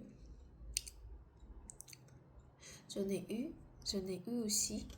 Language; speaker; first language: French; non-native, learner; Korean